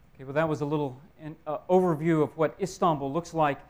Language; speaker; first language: English; native; English